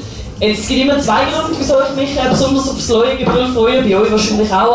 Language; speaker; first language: German; native; German